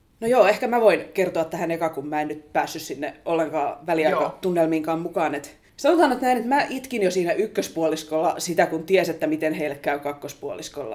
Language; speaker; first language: Finnish; native; Finnish